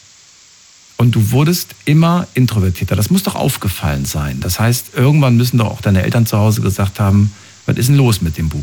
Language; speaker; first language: German; native; German